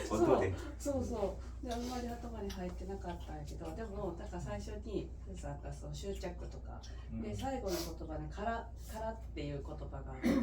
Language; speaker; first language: Japanese; native; Japanese